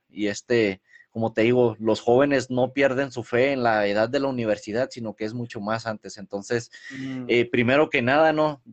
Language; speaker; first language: Spanish; early bilingual, heritage; Spanish